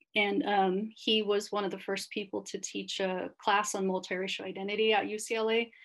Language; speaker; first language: English; native; English